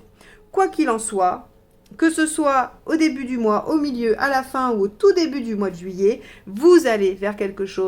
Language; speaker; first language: French; native; French